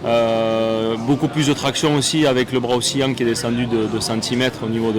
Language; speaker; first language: French; native; French